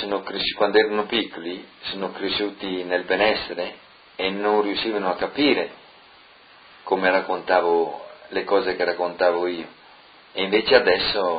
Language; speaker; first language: Italian; non-native, local second language; Friulian